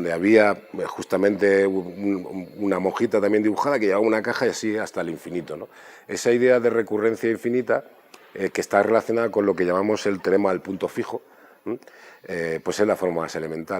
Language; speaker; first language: Spanish; native; Spanish